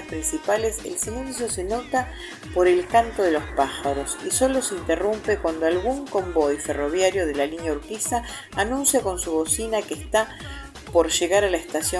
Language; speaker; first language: Spanish; native; Spanish